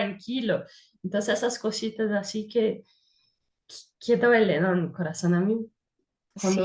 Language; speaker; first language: Spanish; non-native, fluent; Portuguese